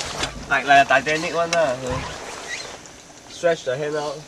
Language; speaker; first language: English; non-native, fluent; Chinese